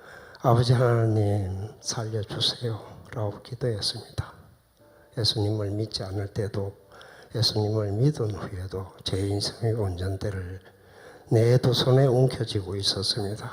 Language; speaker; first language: Korean; native; Korean